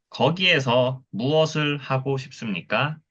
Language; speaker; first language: Korean; non-native, fluent; Thai